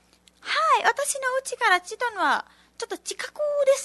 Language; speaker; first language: Japanese; non-native, learner; Nepali